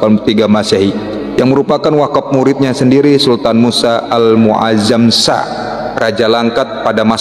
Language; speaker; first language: Indonesian; native; Indonesian